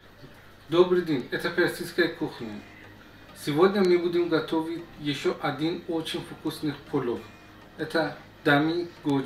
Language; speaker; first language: Russian; non-native, learner; Persian